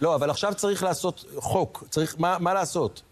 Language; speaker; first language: Hebrew; native; Hebrew